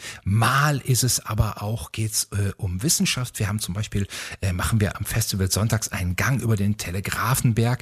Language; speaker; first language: German; native; German